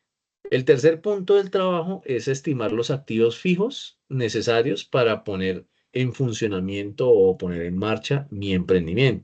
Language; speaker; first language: Spanish; native; Spanish